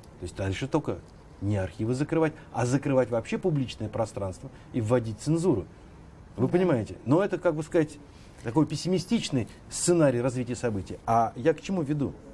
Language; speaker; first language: Russian; native; Russian